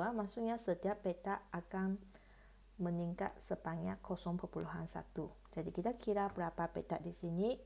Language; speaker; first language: Malay; non-native, local second language; Chinese